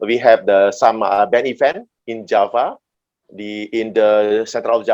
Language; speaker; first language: English; non-native, learner; Indonesian